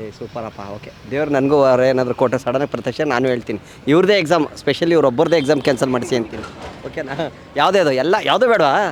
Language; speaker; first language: Kannada; native; Kannada